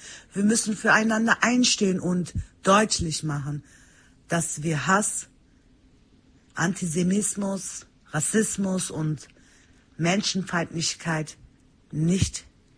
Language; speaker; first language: German; early bilingual, other home language; Turkish